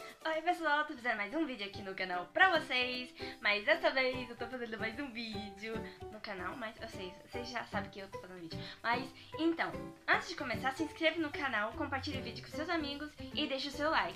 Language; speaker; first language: Portuguese; early bilingual, heritage; Portuguese